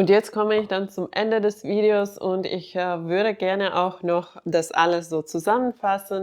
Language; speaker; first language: German; non-native, fluent; Finnish